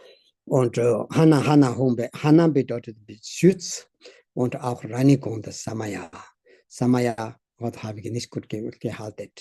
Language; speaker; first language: German; non-native, learner; Tibetan